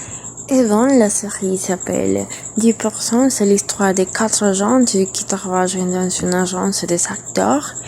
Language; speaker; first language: French; non-native, learner; Spanish